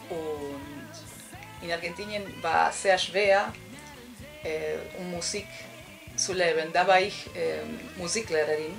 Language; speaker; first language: German; non-native, fluent; Spanish